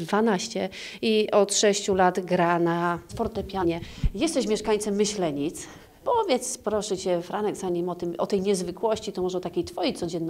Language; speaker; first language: Polish; native; Polish